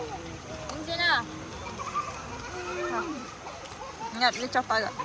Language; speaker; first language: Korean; non-native, learner; Vietnamese